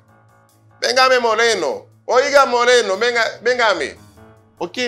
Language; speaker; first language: Spanish; non-native, fluent; Haitian Creole